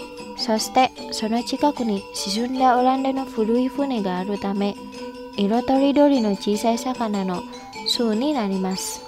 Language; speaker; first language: Japanese; non-native, fluent; Indonesian